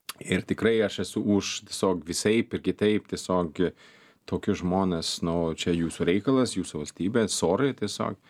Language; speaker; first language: Lithuanian; non-native, fluent; Swedish